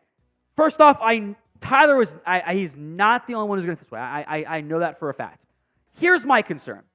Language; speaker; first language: English; native; English